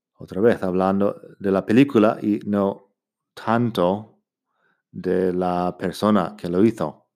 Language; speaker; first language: Spanish; non-native, fluent; English